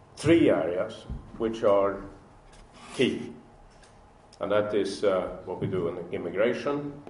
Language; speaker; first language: English; non-native, fluent; Swedish